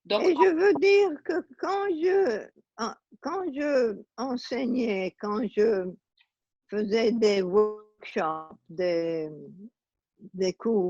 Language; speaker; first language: French; non-native, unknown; Italian